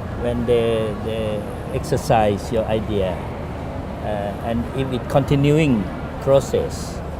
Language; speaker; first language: English; non-native, fluent; Thai